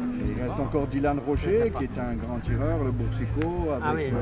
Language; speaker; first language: French; native; French